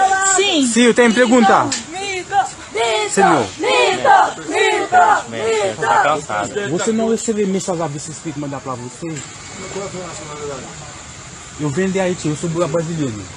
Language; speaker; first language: Portuguese; non-native, learner; Haitian Creole